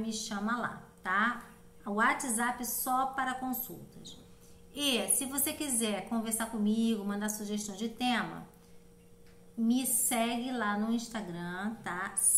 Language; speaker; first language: Portuguese; native; Portuguese